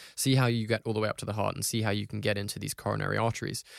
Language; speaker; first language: English; native; English